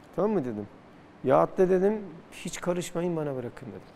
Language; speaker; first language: Turkish; native; Turkish